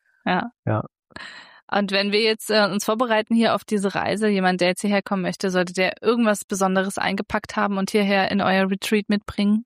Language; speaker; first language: German; native; German